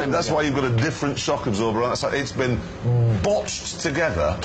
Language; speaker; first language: English; native; English